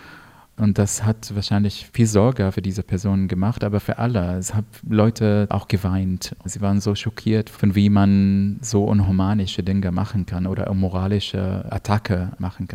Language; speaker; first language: German; non-native, fluent; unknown